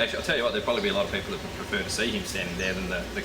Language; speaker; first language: English; native; English